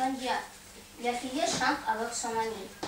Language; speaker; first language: French; non-native, learner; Russian